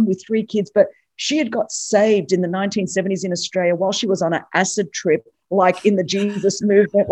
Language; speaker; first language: English; non-native, local second language; Greek